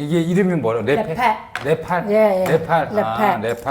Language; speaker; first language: Korean; native; Korean